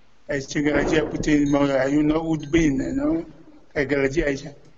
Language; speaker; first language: Romanian; non-native, learner; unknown